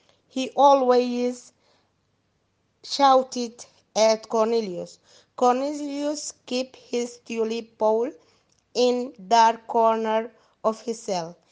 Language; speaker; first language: English; non-native, fluent; Arabic